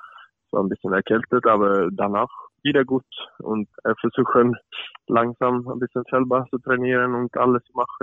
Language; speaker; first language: German; non-native, fluent; Swedish